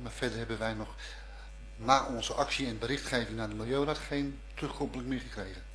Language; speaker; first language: Dutch; native; Dutch